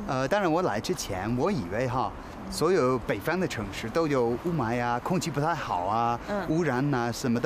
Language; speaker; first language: Chinese; non-native, fluent; English